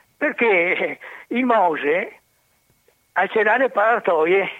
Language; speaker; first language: Italian; native; Italian